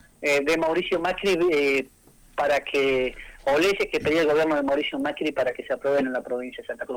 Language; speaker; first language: Spanish; native; Spanish